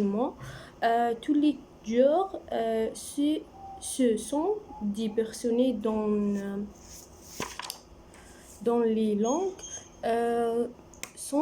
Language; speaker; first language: French; non-native, learner; Arabic